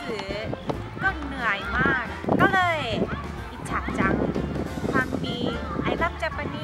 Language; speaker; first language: Thai; non-native, learner; Japanese